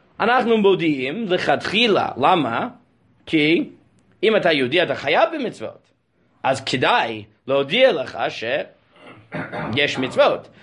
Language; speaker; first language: Hebrew; non-native, fluent; English